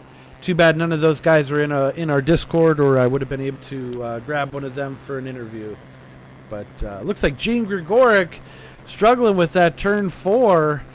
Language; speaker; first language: English; native; English